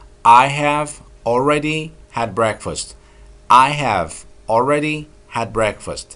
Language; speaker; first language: English; non-native, fluent; Turkish